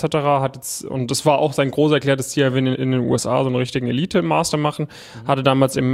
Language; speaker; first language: German; native; German